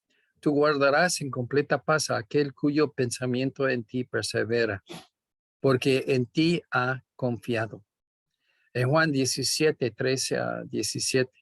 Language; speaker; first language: Spanish; non-native, fluent; English